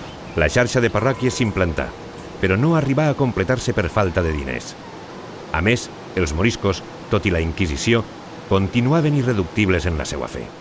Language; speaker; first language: Catalan; native; Catalan